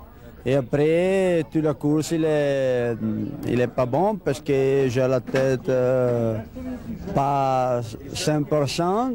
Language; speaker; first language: French; non-native, learner; Italian